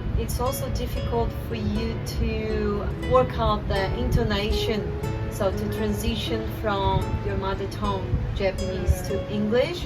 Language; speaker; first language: English; non-native, fluent; Portuguese